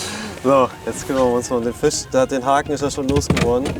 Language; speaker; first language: German; native; German